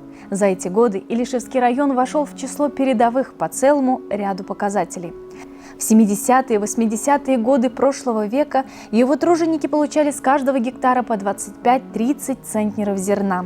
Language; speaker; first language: Russian; native; Russian